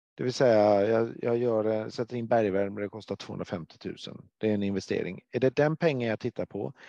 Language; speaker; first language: Swedish; native; Swedish